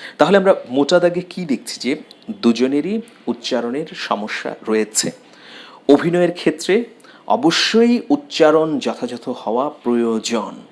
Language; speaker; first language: Bangla; native; Bangla